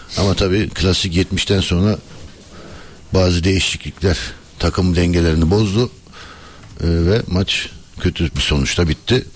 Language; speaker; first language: Turkish; early bilingual, heritage; Turkish